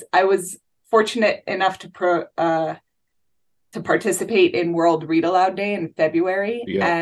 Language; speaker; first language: English; native; English